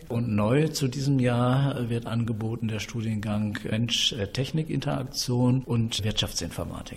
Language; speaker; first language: German; native; German